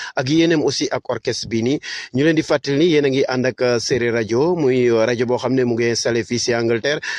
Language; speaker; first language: Wolof; non-native, local second language; Serer